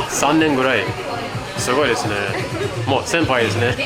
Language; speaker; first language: Japanese; non-native, learner; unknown